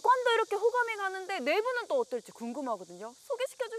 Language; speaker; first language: Korean; native; Korean